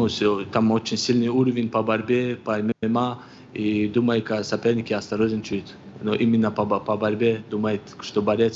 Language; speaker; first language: Russian; non-native, local second language; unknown